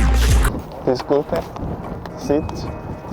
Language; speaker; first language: Spanish; non-native, learner; Korean